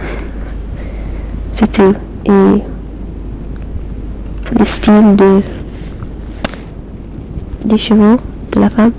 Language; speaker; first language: French; non-native, learner; English